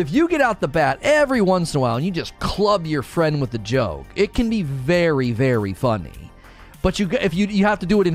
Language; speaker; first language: English; native; English